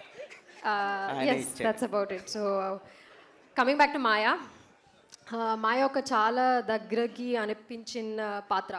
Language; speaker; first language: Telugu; non-native, learner; Malayalam